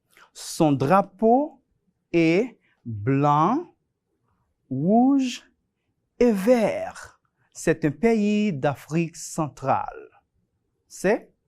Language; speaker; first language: French; non-native, fluent; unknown